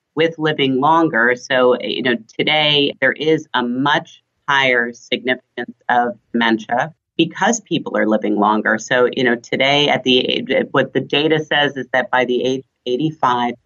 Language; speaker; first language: English; early bilingual, other home language; German